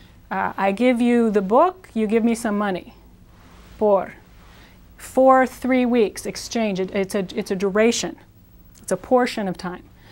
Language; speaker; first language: English; native; English